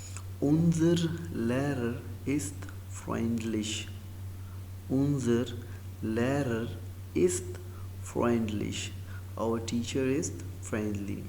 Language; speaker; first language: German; non-native, learner; Urdu